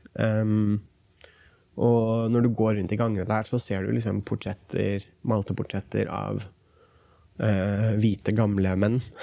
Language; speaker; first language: Norwegian; early bilingual, other home language; Kurdish